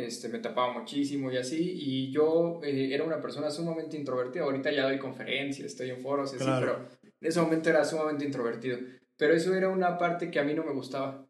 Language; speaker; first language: Spanish; native; Spanish